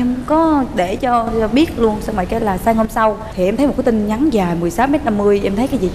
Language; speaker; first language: Vietnamese; native; Vietnamese